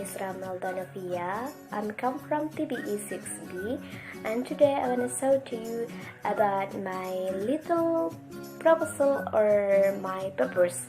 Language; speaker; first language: English; non-native, learner; Indonesian